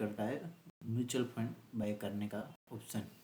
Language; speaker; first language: Hindi; native; Hindi